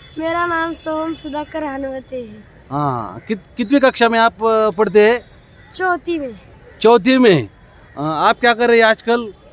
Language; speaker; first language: Hindi; non-native, local second language; Marathi